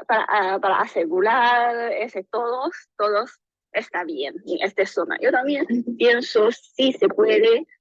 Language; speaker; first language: Spanish; non-native, learner; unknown